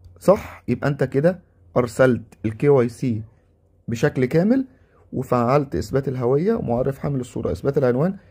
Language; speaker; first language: Arabic; native; Arabic